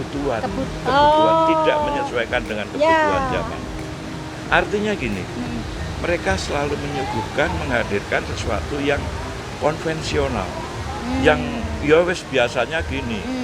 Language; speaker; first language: Indonesian; native; Indonesian